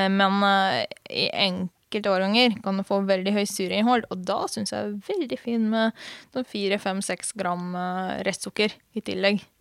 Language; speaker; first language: Norwegian; non-native, fluent; Hungarian